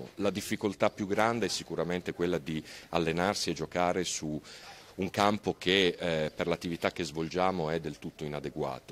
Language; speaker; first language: Italian; native; Italian